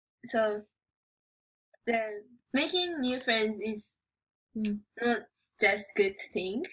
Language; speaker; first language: English; non-native, learner; Japanese